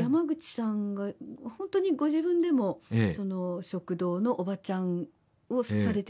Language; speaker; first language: Japanese; native; Japanese